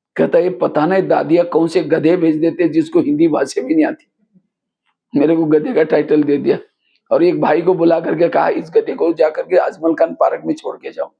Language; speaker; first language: Hindi; non-native, local second language; Marathi